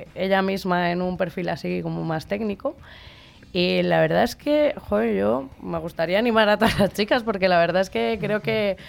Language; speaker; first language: Spanish; native; Spanish